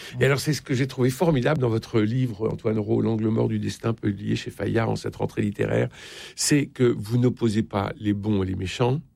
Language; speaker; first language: French; native; French